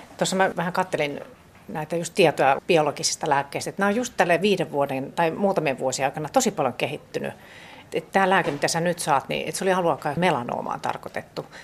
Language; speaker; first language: Finnish; native; Finnish